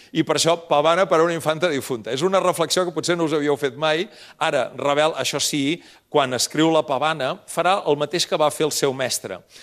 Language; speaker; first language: Catalan; native; Catalan